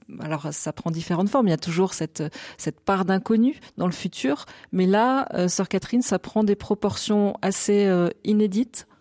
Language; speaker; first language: French; native; French